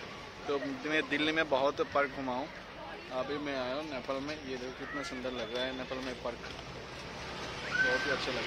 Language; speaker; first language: Hindi; non-native, local second language; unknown